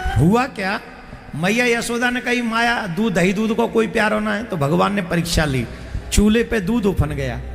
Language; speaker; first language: Hindi; native; Hindi